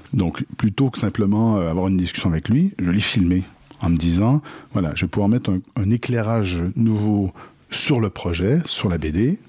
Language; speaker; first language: French; native; French